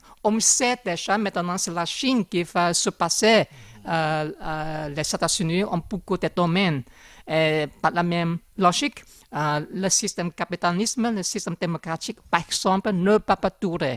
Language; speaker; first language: French; non-native, learner; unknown